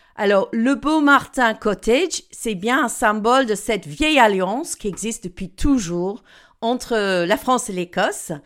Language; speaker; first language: French; non-native, fluent; English